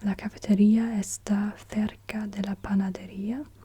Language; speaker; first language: Spanish; non-native, learner; German